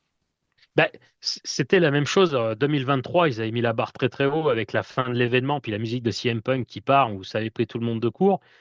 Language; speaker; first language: French; native; French